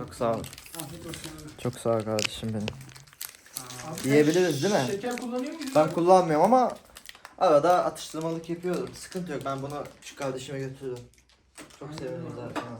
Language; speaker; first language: Turkish; native; Turkish